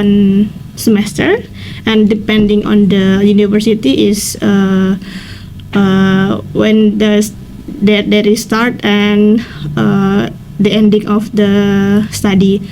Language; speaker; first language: English; non-native, learner; Indonesian